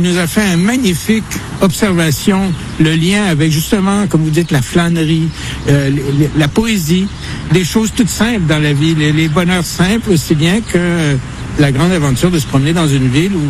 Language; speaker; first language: French; native; French